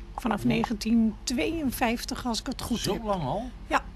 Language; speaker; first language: Dutch; native; Dutch